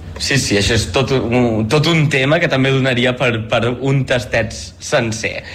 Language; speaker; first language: Catalan; native; Catalan